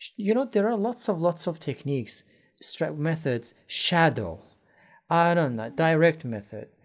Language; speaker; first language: English; non-native, fluent; Persian